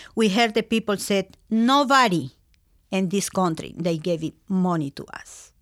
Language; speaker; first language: English; non-native, learner; Spanish